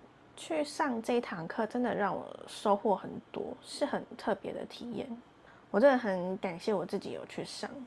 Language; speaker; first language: Chinese; native; Chinese